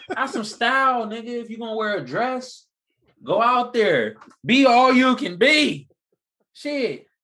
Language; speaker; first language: English; native; English